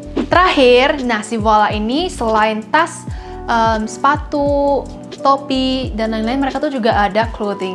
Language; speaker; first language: Indonesian; native; Indonesian